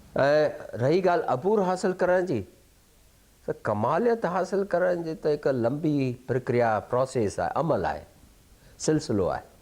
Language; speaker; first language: Sindhi; native; Sindhi